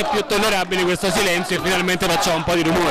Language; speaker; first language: Italian; native; Italian